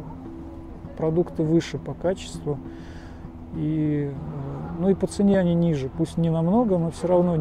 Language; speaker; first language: Russian; native; Russian